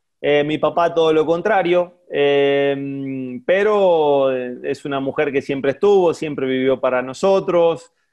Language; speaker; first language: Spanish; native; Spanish